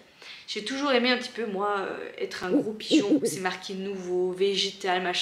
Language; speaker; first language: French; native; French